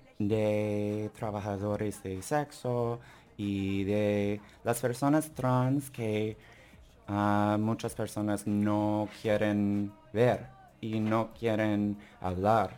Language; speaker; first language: Spanish; non-native, learner; English